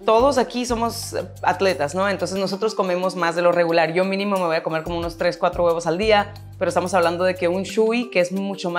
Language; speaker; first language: Spanish; native; Spanish